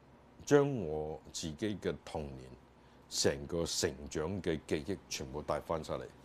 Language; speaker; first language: Chinese; native; Chinese